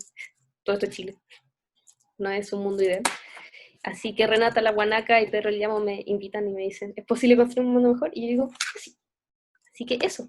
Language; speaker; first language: Spanish; native; Spanish